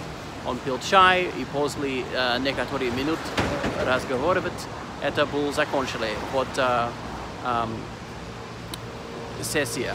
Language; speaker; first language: Russian; non-native, learner; English